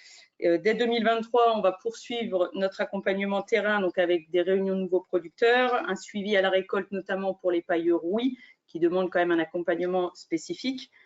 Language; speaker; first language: French; native; French